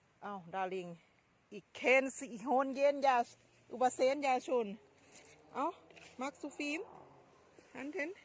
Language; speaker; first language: German; non-native, learner; Thai